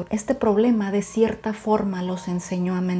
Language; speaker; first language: Spanish; native; Spanish